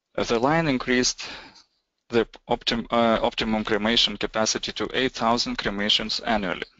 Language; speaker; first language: English; non-native, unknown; Lithuanian